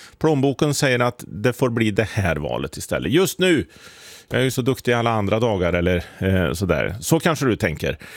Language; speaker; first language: Swedish; native; Swedish